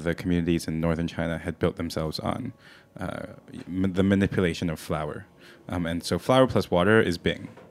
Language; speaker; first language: English; non-native, local second language; Cantonese